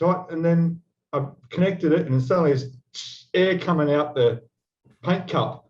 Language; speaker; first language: English; native; English